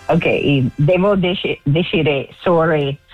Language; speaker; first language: Italian; non-native, learner; English